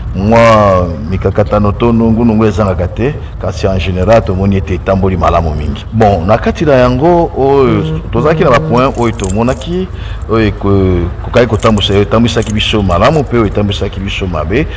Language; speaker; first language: Lingala; native; Lingala